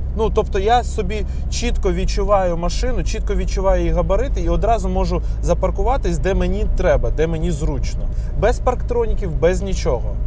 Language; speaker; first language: Ukrainian; non-native, local second language; Russian